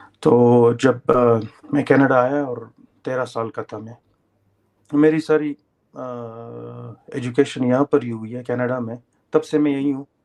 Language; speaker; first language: Urdu; non-native, local second language; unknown